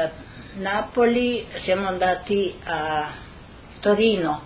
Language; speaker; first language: Italian; non-native, local second language; Slovenian